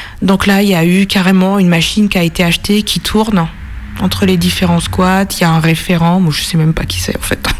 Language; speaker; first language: French; native; French